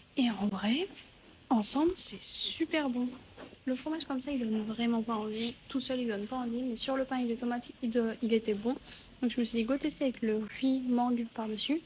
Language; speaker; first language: French; native; French